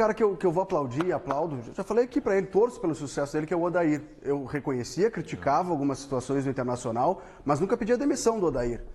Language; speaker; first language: Portuguese; native; Portuguese